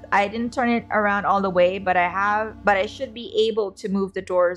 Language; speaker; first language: English; native; English